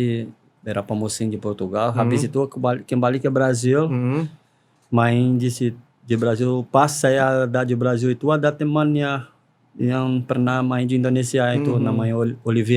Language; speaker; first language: Indonesian; non-native, fluent; Portuguese